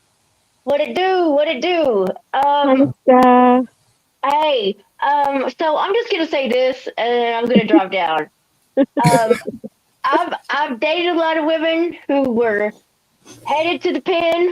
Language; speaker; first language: English; native; English